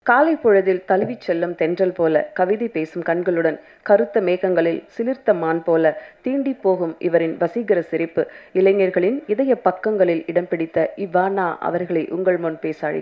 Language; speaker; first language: Tamil; native; Tamil